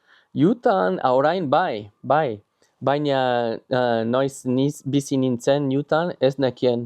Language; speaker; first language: Basque; non-native, learner; English